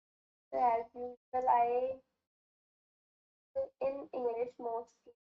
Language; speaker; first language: English; non-native, learner; Hindi